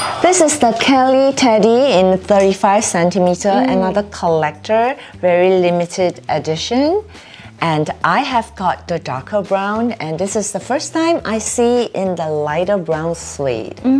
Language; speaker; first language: English; native; English